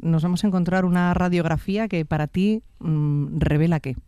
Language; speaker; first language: Spanish; native; Spanish